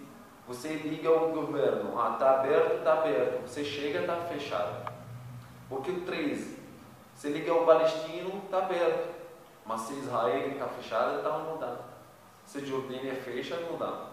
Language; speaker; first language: Portuguese; non-native, learner; Arabic